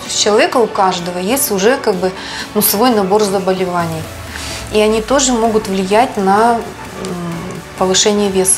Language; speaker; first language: Russian; native; Russian